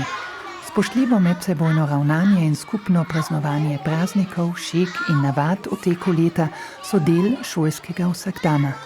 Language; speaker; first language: Slovenian; native; Slovenian